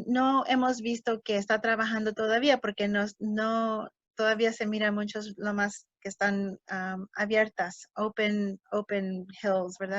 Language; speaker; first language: Spanish; early bilingual, heritage; English